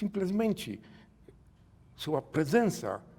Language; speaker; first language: Portuguese; non-native, learner; Polish